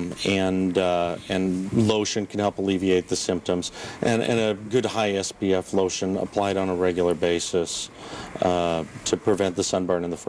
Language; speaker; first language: English; native; English